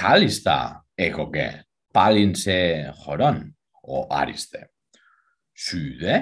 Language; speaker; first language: Greek; non-native, fluent; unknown